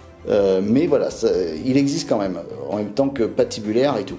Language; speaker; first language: French; native; French